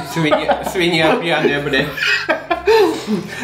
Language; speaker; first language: Russian; native; Russian